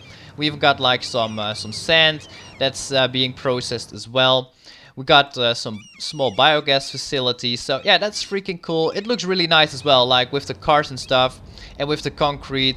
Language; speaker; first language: English; non-native, fluent; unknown